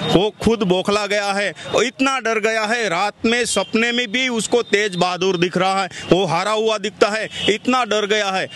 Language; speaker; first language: Hindi; non-native, local second language; Gujarati